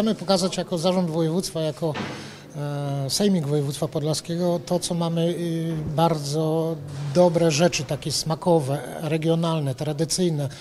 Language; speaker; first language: Polish; native; Polish